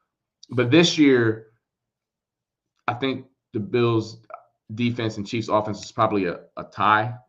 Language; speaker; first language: English; native; English